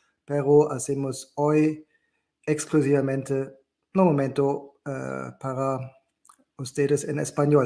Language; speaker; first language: Spanish; non-native, fluent; German